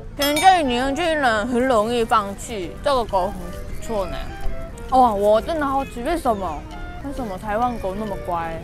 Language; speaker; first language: Chinese; non-native, fluent; Korean